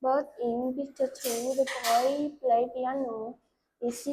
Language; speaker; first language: English; non-native, learner; Vietnamese